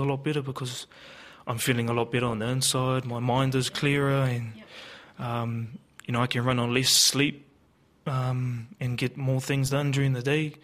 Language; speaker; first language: English; native; English